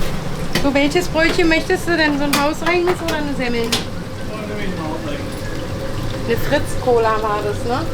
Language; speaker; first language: German; native; German